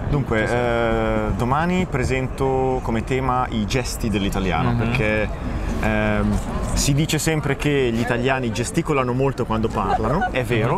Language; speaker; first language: Italian; native; Italian